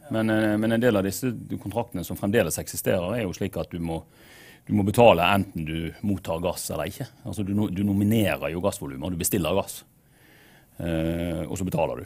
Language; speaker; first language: Norwegian; native; Norwegian